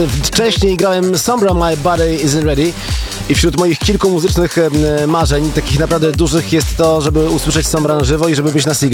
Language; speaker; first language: Polish; native; Polish